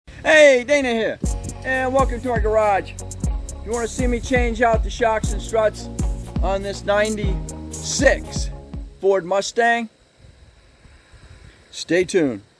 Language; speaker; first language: English; native; English